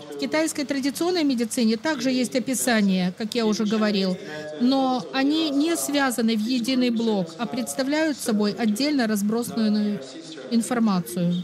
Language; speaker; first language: Russian; native; Russian